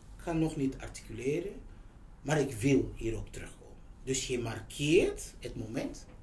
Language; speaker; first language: Dutch; non-native, fluent; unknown